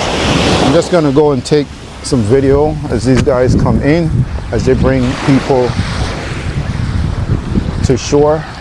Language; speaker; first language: English; native; English